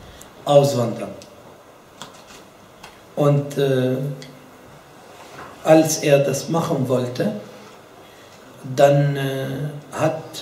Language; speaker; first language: German; non-native, fluent; Arabic